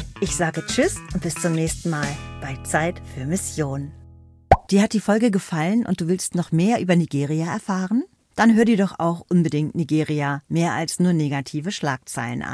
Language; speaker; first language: German; native; German